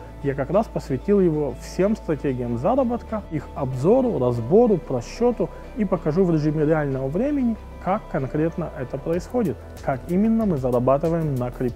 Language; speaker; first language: Russian; native; Russian